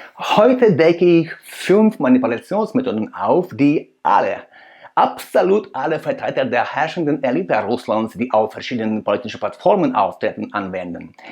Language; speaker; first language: German; non-native, fluent; Russian